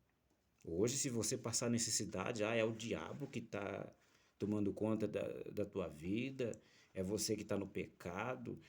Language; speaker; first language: Portuguese; native; Portuguese